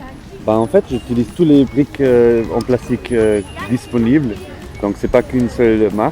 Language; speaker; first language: French; non-native, fluent; German